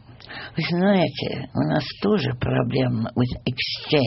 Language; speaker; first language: Russian; non-native, fluent; English